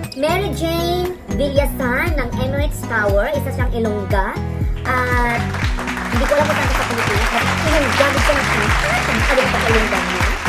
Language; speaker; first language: Filipino; native; Filipino